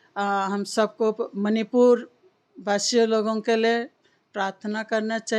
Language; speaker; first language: Hindi; non-native, local second language; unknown